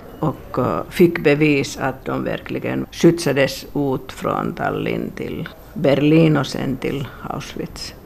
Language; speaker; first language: Swedish; non-native, local second language; Finnish